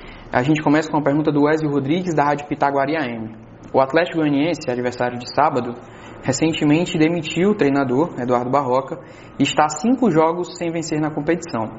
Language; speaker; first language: Portuguese; native; Portuguese